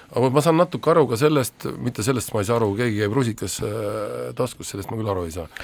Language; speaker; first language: Estonian; native; Estonian